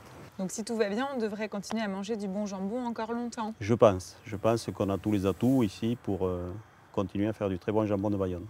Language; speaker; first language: French; native; French